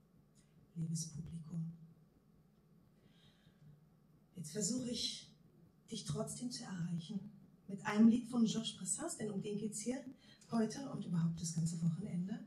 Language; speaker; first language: German; native; German